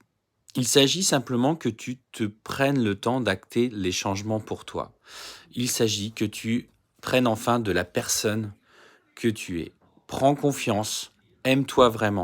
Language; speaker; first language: French; native; French